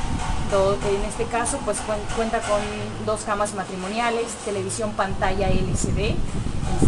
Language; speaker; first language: Spanish; native; Spanish